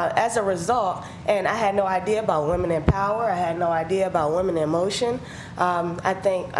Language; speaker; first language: English; native; English